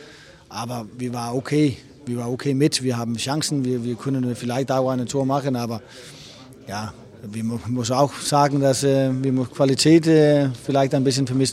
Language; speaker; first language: German; non-native, learner; Danish